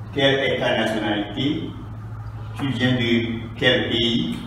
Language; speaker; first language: French; non-native, fluent; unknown